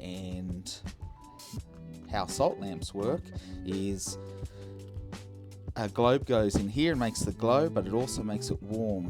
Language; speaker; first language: English; native; English